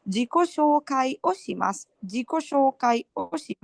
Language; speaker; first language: Japanese; non-native, fluent; Sinhala